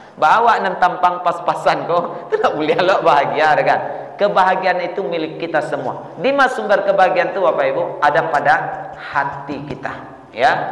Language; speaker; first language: Malay; non-native, local second language; Minangkabau